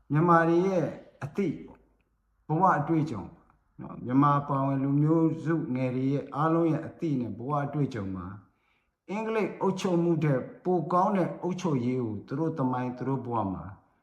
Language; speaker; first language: Burmese; non-native, local second language; Rohingya